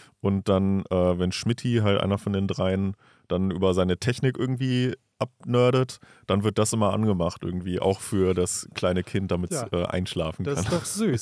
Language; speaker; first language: German; native; German